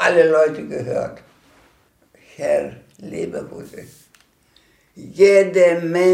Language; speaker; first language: German; non-native, learner; Greek